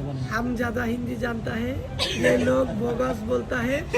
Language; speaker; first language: Hindi; non-native, learner; Bangla